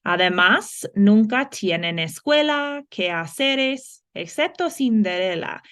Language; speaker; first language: Spanish; non-native, fluent; English